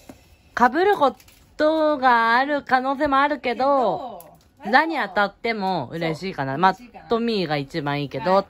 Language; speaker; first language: Japanese; native; Japanese